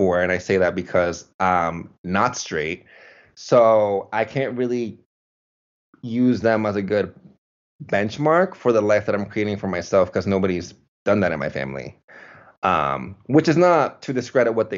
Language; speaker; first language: English; early bilingual, other home language; Spanish